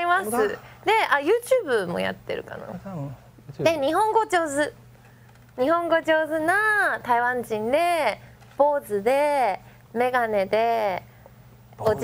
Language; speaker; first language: Japanese; non-native, learner; Chinese